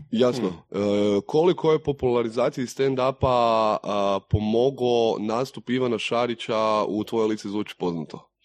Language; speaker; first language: Croatian; native; Croatian